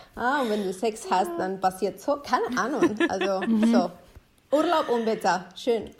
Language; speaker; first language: German; non-native, fluent; Spanish